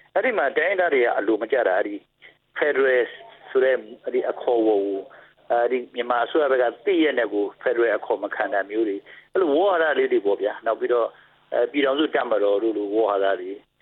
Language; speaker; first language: Burmese; non-native, local second language; S'gaw Karen